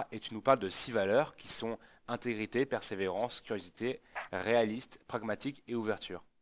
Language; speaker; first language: French; native; French